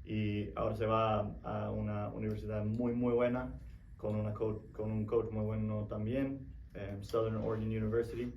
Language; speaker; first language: Spanish; non-native, fluent; English